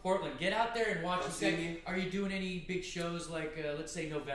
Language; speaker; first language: English; native; English